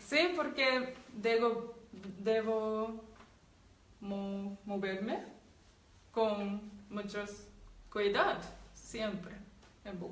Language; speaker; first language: Spanish; non-native, learner; Japanese